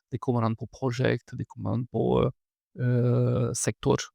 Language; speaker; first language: Norwegian; non-native, fluent; French